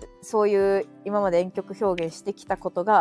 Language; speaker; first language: Japanese; native; Japanese